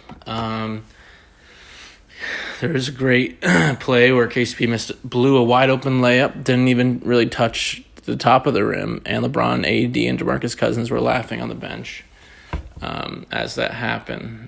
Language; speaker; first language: English; native; English